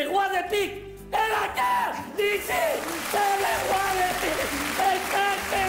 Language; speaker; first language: French; non-native, learner; Spanish